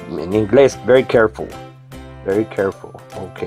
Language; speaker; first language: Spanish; non-native, learner; English